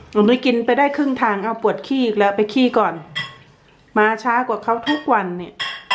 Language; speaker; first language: Thai; native; Thai